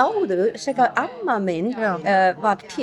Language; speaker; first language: Icelandic; non-native, learner; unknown